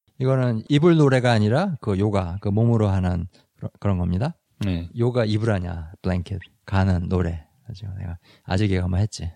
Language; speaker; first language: Korean; native; Korean